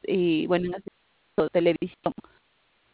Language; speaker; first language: Spanish; native; Spanish